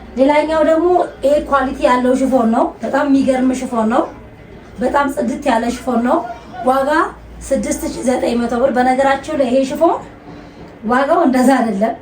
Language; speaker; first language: Amharic; native; Amharic